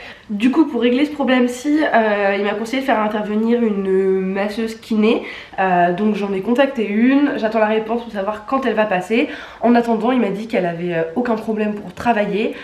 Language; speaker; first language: French; native; French